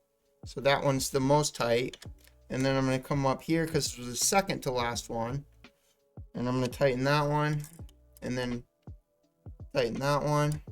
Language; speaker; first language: English; native; English